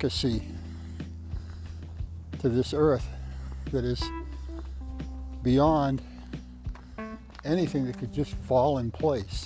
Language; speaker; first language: English; native; English